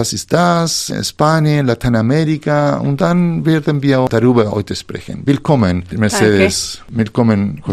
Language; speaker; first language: German; non-native, fluent; Spanish